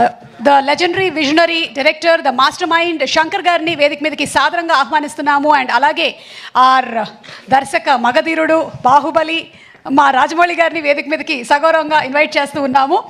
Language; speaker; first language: Telugu; native; Telugu